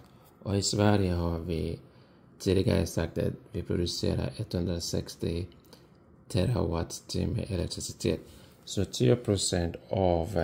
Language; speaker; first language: Swedish; non-native, fluent; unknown